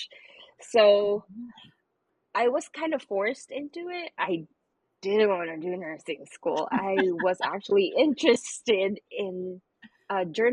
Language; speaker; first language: English; non-native, local second language; Filipino